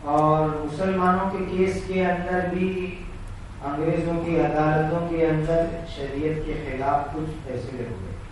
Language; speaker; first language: Urdu; native; Urdu